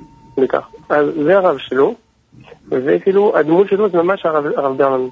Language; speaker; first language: Hebrew; non-native, fluent; French